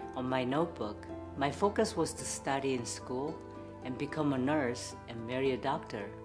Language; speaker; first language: English; non-native, fluent; Korean